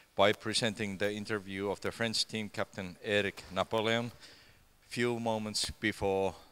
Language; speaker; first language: English; non-native, fluent; Finnish